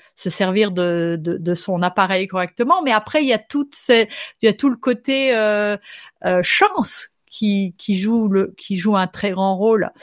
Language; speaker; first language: French; native; French